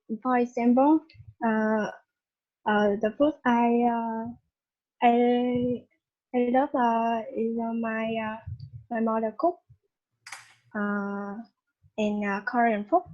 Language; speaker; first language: English; non-native, learner; Vietnamese